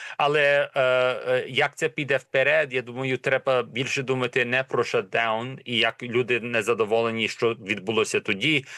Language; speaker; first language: Ukrainian; early bilingual, heritage; Ukrainian